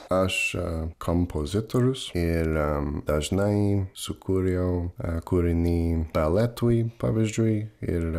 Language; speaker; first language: Lithuanian; non-native, learner; English